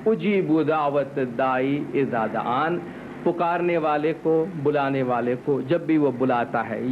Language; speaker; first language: Urdu; non-native, local second language; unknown